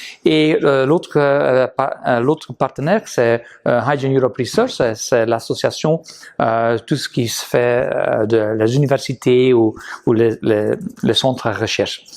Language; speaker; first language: French; non-native, fluent; Dutch